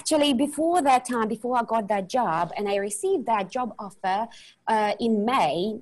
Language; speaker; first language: English; non-native, fluent; Russian